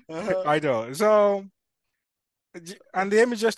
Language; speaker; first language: English; non-native, local second language; Yoruba